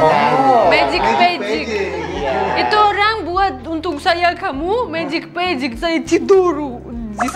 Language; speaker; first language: Indonesian; non-native, learner; Russian